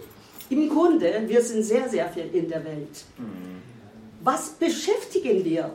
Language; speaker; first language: German; non-native, fluent; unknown